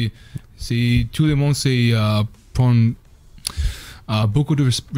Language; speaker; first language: French; non-native, learner; English